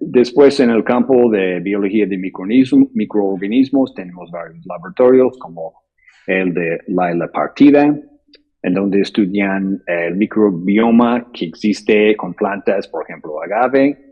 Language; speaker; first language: Spanish; non-native, fluent; English